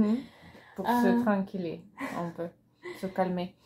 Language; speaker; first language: French; non-native, learner; Russian